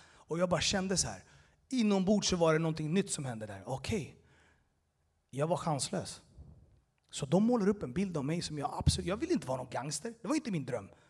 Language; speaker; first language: Swedish; early bilingual, other home language; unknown